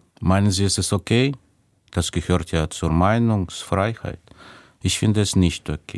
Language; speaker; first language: German; non-native, fluent; Russian